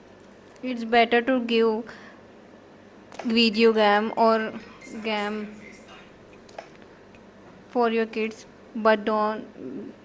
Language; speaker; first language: English; non-native, learner; Hindi